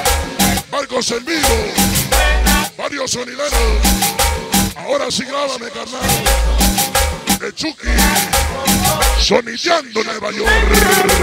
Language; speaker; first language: Spanish; native; Spanish